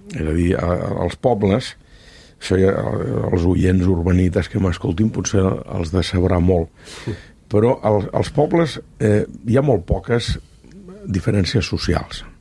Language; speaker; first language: Catalan; native; Catalan